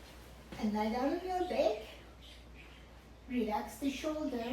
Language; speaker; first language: English; non-native, fluent; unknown